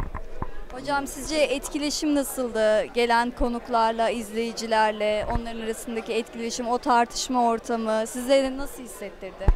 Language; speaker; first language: Turkish; native; Turkish